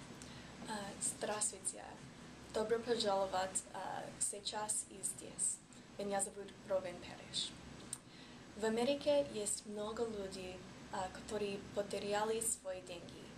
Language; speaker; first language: Russian; non-native, learner; English